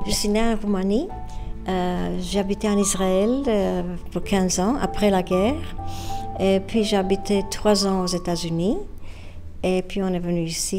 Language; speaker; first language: French; non-native, fluent; Romanian